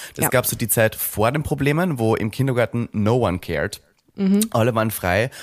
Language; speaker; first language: German; native; German